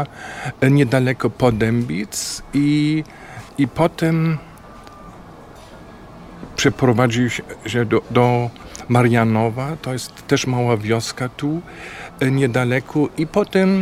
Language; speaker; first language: Polish; non-native, fluent; German